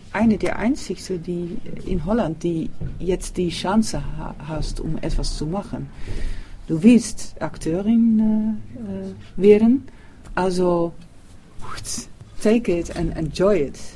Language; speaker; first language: German; non-native, learner; Dutch